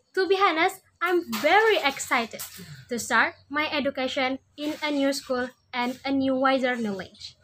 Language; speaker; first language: English; non-native, learner; Indonesian